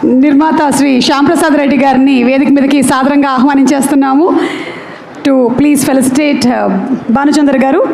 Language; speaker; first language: Telugu; native; Telugu